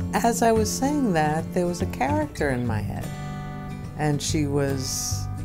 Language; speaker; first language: English; native; English